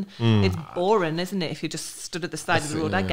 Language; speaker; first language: English; native; English